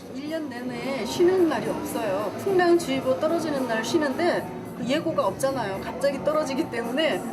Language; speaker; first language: Korean; native; Korean